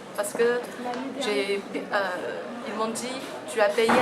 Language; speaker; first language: French; non-native, fluent; Chinese